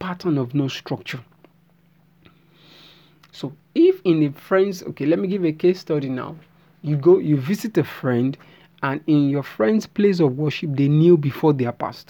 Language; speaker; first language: English; non-native, local second language; Yoruba